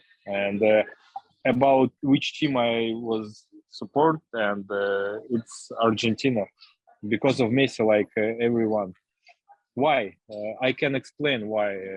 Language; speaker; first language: English; non-native, learner; Russian